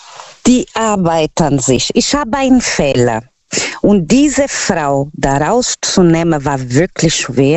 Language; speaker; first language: German; non-native, fluent; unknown